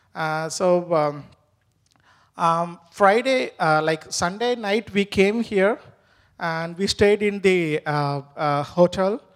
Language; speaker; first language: English; non-native, local second language; Tamil